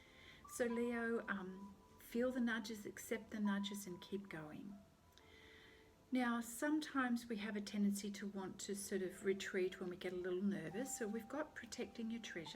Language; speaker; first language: English; native; English